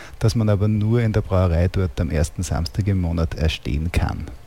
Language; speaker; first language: German; native; German